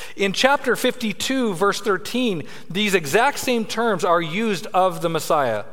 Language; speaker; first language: English; native; English